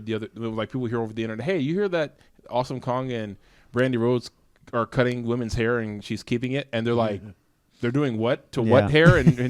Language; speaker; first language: English; native; English